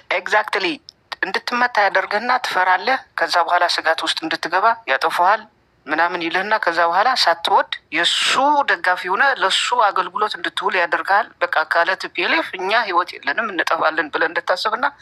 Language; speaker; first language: Amharic; non-native, local second language; Tigrinya